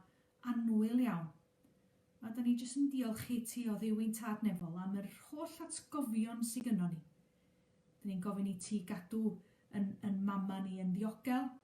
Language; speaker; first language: Welsh; native; Welsh